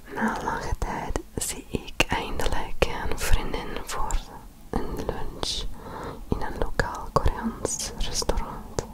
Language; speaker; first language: Dutch; non-native, learner; French